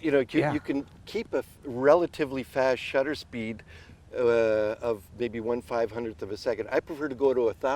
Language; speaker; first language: English; native; English